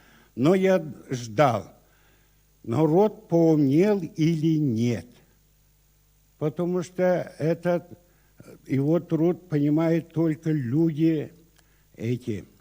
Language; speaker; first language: Russian; non-native, local second language; Yakut